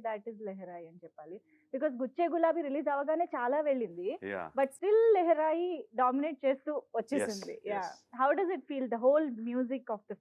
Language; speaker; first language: Telugu; native; Telugu